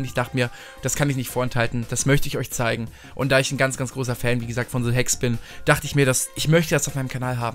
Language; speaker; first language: German; native; German